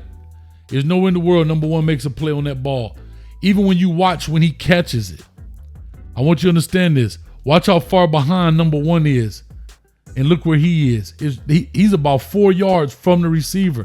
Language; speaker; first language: English; native; English